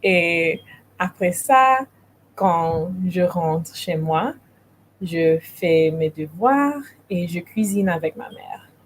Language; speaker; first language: French; non-native, learner; English